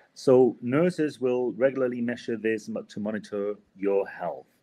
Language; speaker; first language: English; non-native, fluent; Spanish